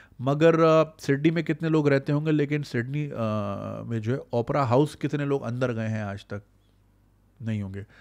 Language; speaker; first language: Urdu; native; Urdu